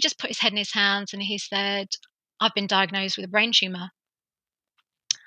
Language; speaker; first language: English; native; English